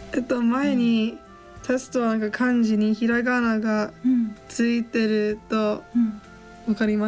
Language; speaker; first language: Japanese; non-native, learner; English